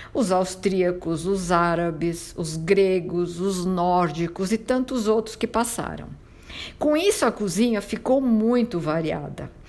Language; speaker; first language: Portuguese; non-native, fluent; Italian